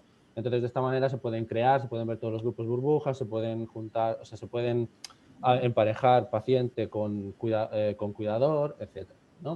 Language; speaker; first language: Spanish; native; Spanish